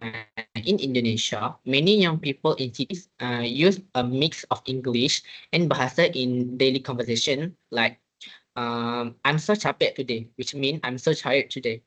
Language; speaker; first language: English; non-native, local second language; Malay